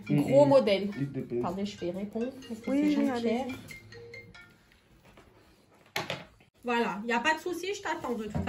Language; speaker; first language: French; native; French